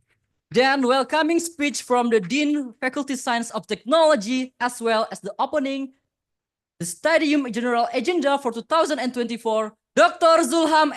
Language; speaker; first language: English; non-native, fluent; Indonesian